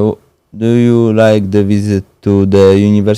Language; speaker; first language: English; non-native, learner; Polish